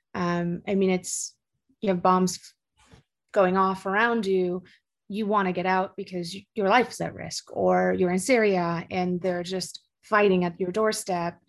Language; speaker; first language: English; early bilingual, other home language; Spanish